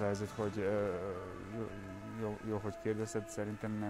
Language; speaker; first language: Hungarian; non-native, fluent; Serbian